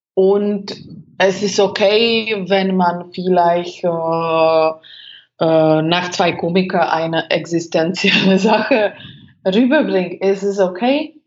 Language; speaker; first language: German; non-native, fluent; Czech